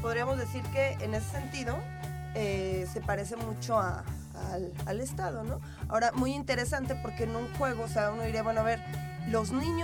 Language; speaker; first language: Spanish; native; Spanish